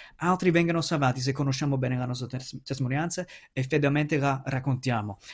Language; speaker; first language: Italian; non-native, fluent; English